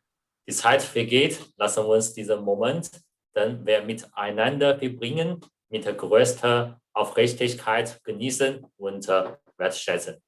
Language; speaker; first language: German; non-native, learner; Chinese